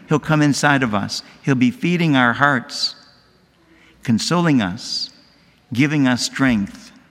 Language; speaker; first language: English; native; English